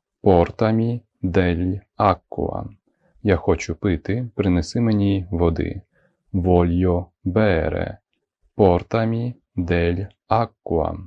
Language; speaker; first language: Italian; non-native, fluent; Ukrainian